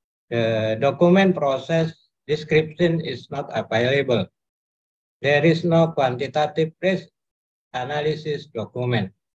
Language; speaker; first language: English; non-native, learner; Indonesian